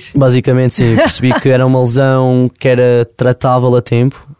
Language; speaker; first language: Portuguese; native; Portuguese